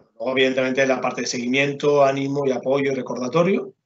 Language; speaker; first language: Spanish; native; Spanish